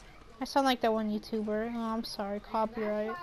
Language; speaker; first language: English; native; English